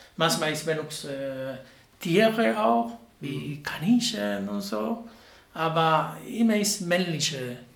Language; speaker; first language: German; non-native, learner; Spanish